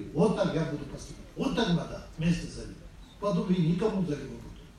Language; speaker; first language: Russian; non-native, fluent; Tibetan